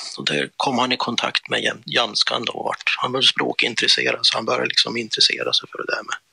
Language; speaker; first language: Swedish; native; Swedish